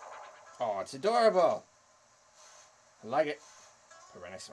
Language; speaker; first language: English; native; English